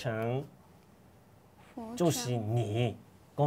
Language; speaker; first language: Chinese; non-native, fluent; Japanese